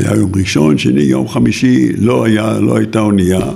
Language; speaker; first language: Hebrew; native; Hebrew